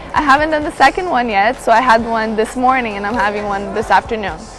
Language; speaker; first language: English; early bilingual, other home language; Portuguese